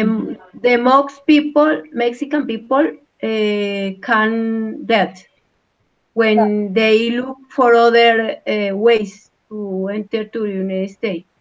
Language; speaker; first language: English; non-native, learner; Spanish